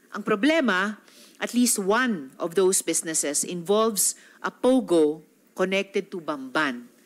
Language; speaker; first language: English; non-native, local second language; Filipino